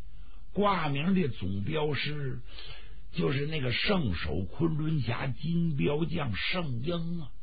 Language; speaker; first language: Chinese; native; Chinese